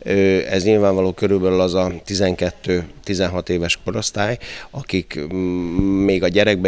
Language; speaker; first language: Hungarian; native; Hungarian